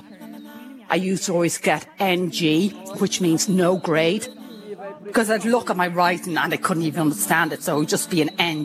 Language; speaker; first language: English; native; English